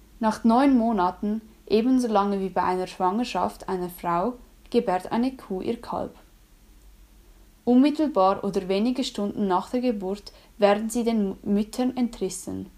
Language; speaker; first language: German; native; German